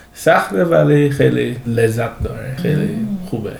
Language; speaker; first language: Persian; early bilingual, heritage; Persian